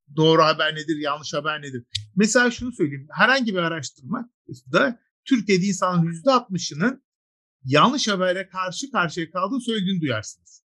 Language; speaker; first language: Turkish; native; Turkish